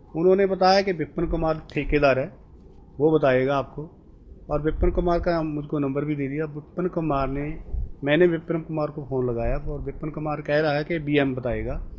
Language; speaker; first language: Hindi; non-native, local second language; Punjabi